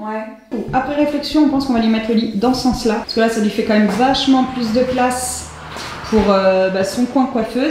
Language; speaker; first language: French; native; French